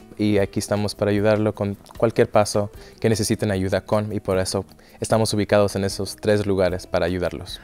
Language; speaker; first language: Spanish; early bilingual, heritage; Spanish